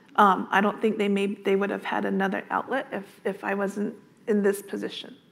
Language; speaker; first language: English; native; English